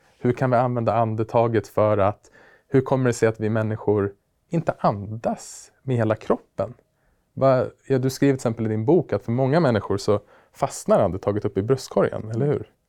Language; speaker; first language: Swedish; native; Swedish